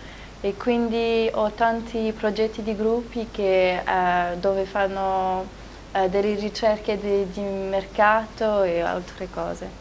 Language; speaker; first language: Italian; non-native, fluent; French